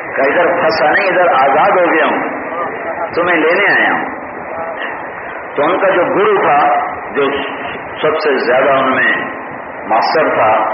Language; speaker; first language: Urdu; non-native, local second language; Punjabi